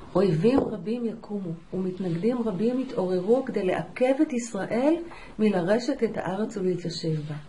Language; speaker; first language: Hebrew; native; Hebrew